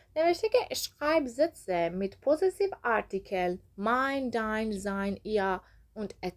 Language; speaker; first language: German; non-native, fluent; Persian